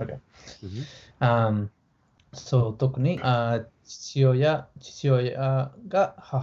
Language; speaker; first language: Japanese; non-native, learner; English